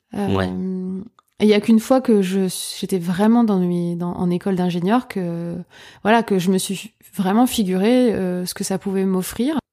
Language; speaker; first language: French; native; French